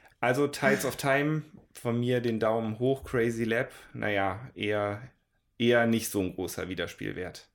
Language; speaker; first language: German; native; German